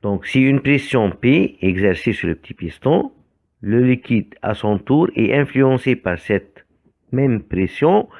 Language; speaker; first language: French; non-native, fluent; Arabic